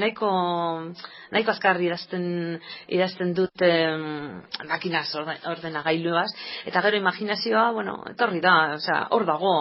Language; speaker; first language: Basque; non-native, local second language; Spanish